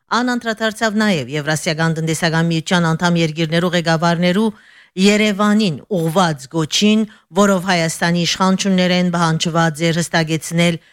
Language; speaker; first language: Armenian; early bilingual, heritage; Armenian